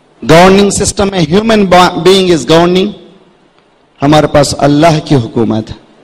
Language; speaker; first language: English; non-native, local second language; Urdu